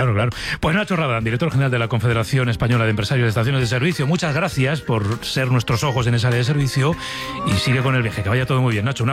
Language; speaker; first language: Spanish; native; Spanish